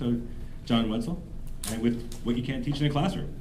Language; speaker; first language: English; native; English